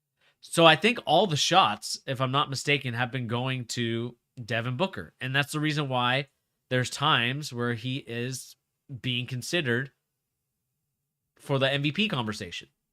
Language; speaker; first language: English; native; English